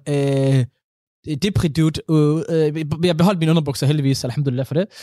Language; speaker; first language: Danish; early bilingual, other home language; Somali